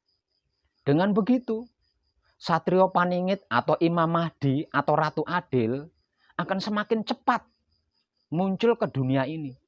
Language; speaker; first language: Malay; non-native, local second language; Javanese